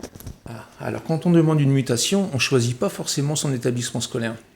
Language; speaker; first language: French; native; French